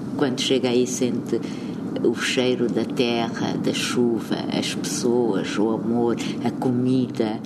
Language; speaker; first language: Portuguese; native; Portuguese